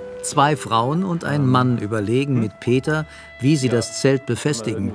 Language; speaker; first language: German; native; German